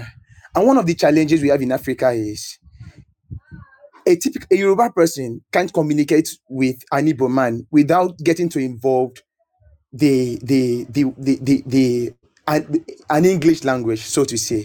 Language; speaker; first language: English; non-native, local second language; Ibibio